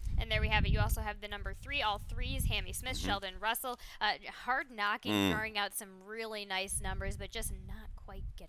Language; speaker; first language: English; native; English